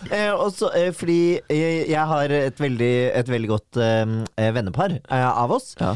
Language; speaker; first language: Norwegian; native; Norwegian